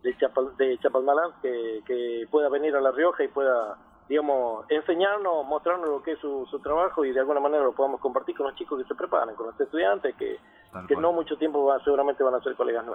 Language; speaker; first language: Spanish; native; Spanish